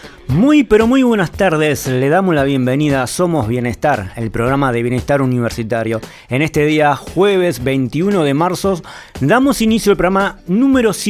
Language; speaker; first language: Spanish; native; Spanish